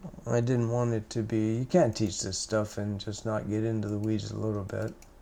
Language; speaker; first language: English; native; English